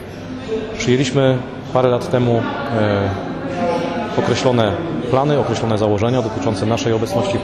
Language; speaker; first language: Polish; native; Polish